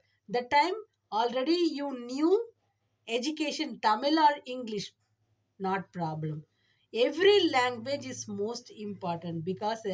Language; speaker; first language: English; non-native, learner; Tamil